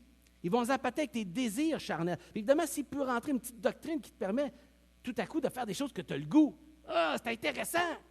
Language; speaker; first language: French; native; French